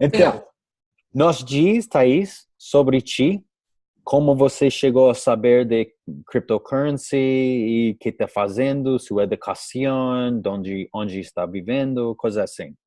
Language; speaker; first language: Portuguese; non-native, learner; English